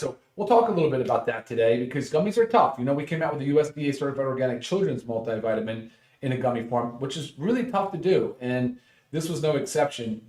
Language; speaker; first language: English; native; English